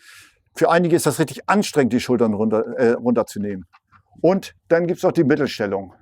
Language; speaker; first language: German; native; German